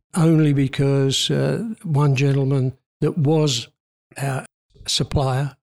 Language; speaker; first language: English; native; English